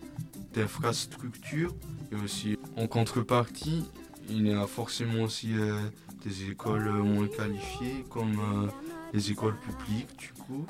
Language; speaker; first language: French; non-native, local second language; Malagasy